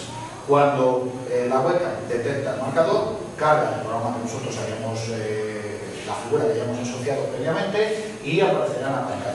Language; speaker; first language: Spanish; native; Spanish